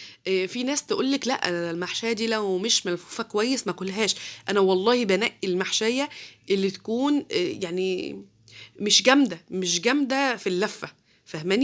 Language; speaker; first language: Arabic; native; Arabic